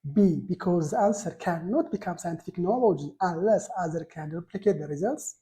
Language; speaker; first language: English; non-native, local second language; Amharic